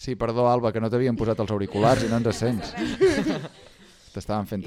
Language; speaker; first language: Catalan; native; Catalan